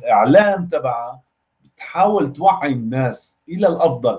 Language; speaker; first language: Arabic; native; Arabic